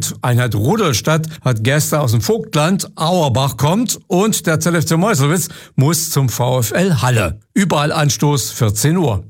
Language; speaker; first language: German; native; German